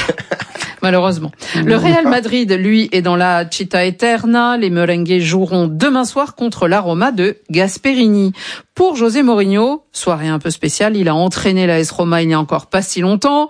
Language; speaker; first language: French; native; French